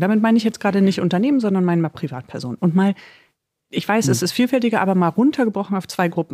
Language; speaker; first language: German; native; German